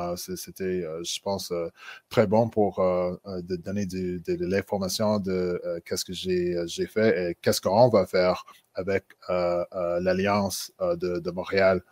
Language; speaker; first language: French; non-native, local second language; English